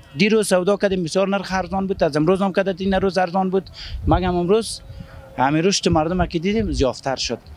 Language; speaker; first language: Persian; native; Persian